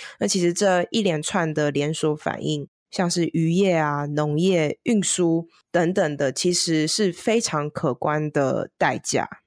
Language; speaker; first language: Chinese; native; Chinese